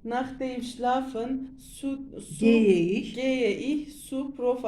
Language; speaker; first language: German; non-native, learner; Turkish